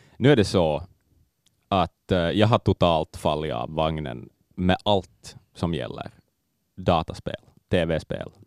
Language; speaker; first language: Swedish; native; Swedish